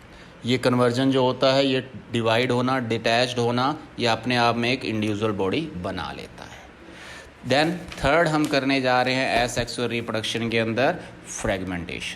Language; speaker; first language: Hindi; native; Hindi